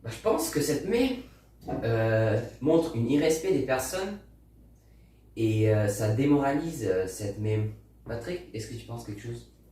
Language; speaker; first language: French; non-native, learner; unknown